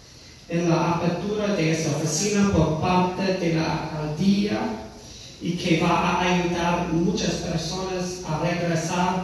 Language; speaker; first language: Spanish; non-native, fluent; English